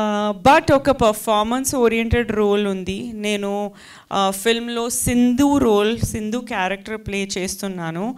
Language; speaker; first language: Telugu; non-native, fluent; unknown